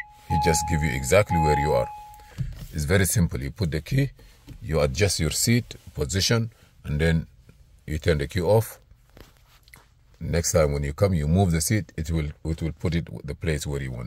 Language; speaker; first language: English; non-native, fluent; Arabic